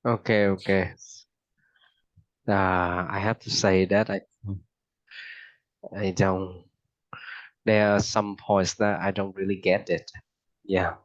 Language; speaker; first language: English; non-native, fluent; Vietnamese